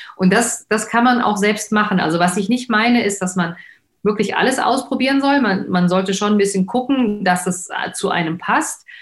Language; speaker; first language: German; native; German